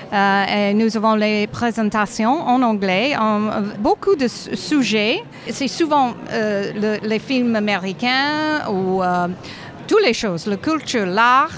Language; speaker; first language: French; non-native, fluent; English